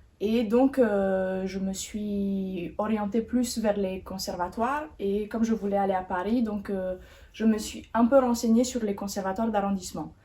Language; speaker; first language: French; native; French